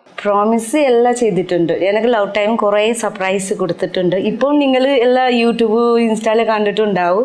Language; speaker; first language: Malayalam; non-native, learner; Nepali